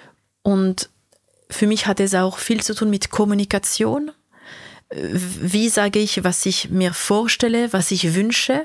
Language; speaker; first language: German; non-native, local second language; French